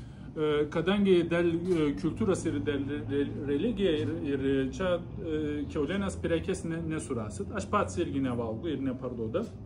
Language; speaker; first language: Lithuanian; non-native, learner; Turkish